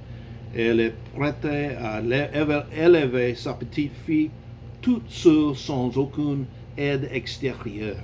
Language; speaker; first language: French; non-native, learner; English